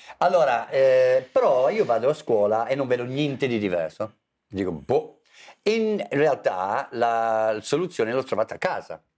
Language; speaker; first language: Italian; non-native, fluent; English